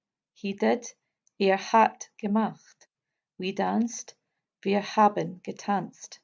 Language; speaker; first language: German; non-native, fluent; English